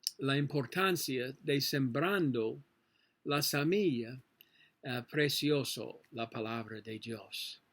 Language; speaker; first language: Spanish; non-native, learner; English